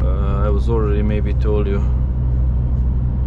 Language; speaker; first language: English; non-native, learner; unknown